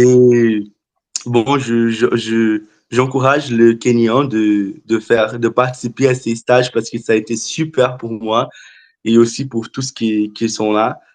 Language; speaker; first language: French; non-native, fluent; Portuguese